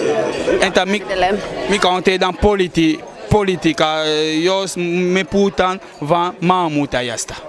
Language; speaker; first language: Finnish; non-native, fluent; Lingala